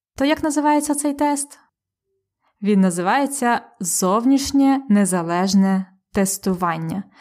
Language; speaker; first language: Ukrainian; native; Ukrainian